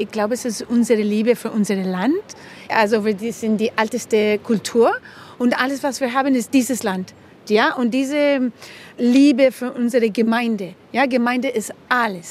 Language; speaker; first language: German; non-native, fluent; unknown